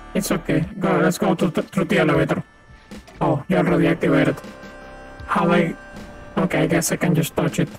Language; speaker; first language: English; non-native, fluent; Spanish